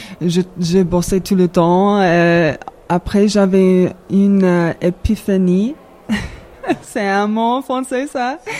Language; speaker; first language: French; non-native, fluent; English